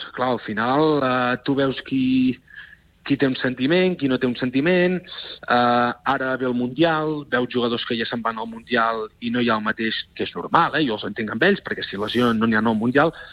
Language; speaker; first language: Catalan; native; Catalan